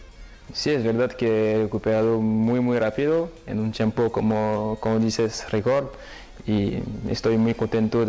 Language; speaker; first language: Spanish; non-native, fluent; French